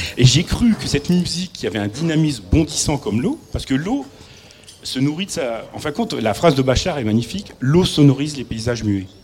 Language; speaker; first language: French; native; French